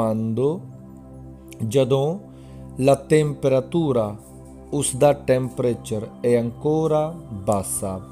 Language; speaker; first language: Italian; non-native, fluent; Punjabi